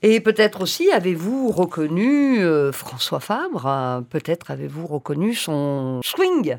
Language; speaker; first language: French; native; French